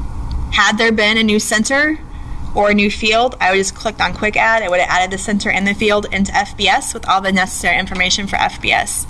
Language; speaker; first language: English; native; English